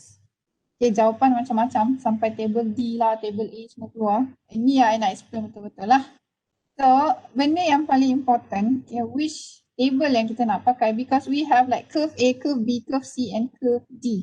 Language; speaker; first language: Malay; native; Malay